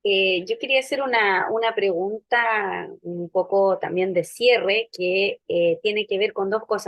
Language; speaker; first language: Spanish; native; Spanish